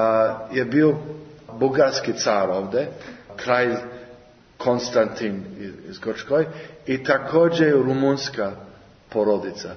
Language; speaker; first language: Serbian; non-native, learner; English